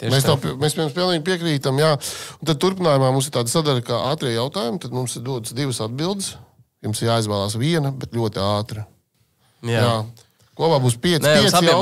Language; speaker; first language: Latvian; native; Latvian